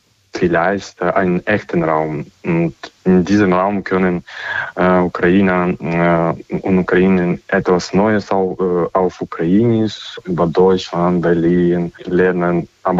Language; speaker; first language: German; non-native, fluent; Ukrainian